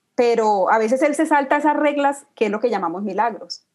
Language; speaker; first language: Spanish; native; Spanish